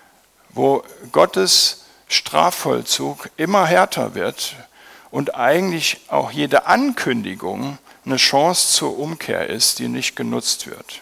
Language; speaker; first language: German; native; German